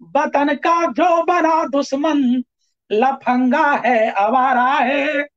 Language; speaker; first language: Hindi; native; Hindi